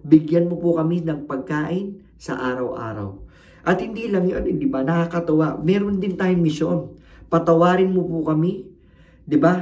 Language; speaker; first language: Filipino; native; Filipino